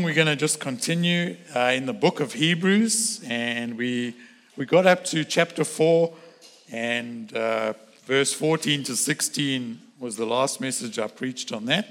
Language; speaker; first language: English; native; English